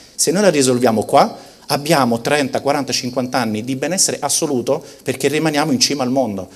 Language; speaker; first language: Italian; early bilingual, heritage; Italian